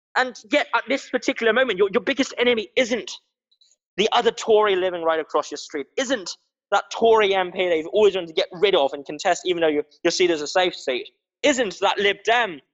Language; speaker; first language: English; non-native, local second language; Cantonese